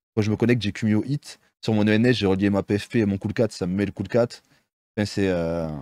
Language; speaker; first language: French; native; French